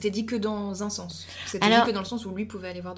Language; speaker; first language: French; native; French